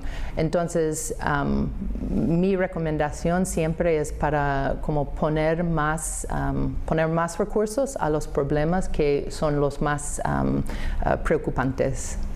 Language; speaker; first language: Spanish; non-native, fluent; English